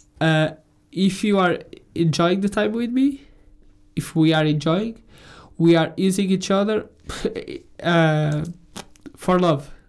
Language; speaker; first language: English; non-native, fluent; Portuguese